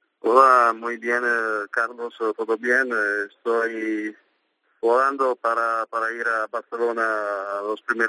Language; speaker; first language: Spanish; non-native, learner; Italian